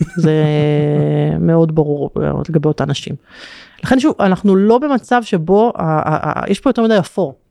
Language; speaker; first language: Hebrew; native; Hebrew